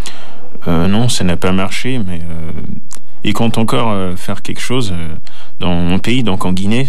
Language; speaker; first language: French; early bilingual, other home language; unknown